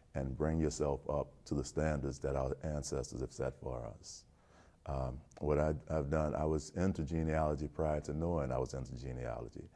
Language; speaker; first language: English; native; English